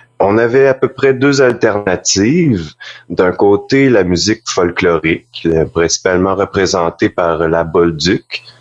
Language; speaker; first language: French; native; French